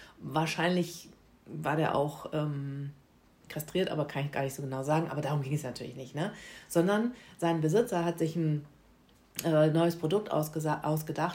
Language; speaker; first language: German; native; German